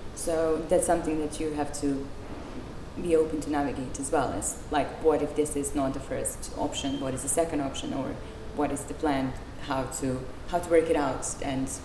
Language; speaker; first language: English; non-native, fluent; Serbian